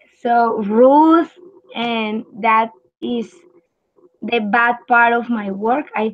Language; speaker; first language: English; non-native, learner; Spanish